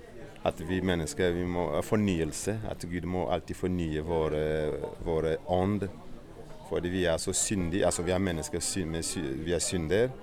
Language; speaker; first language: Norwegian; non-native, fluent; Portuguese